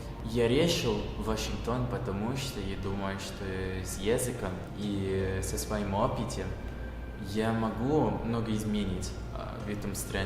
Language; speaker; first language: Russian; non-native, fluent; English